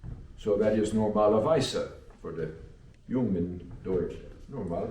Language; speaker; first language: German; non-native, learner; English